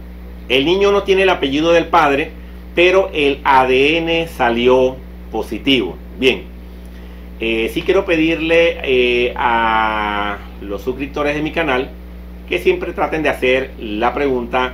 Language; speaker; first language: Spanish; native; Spanish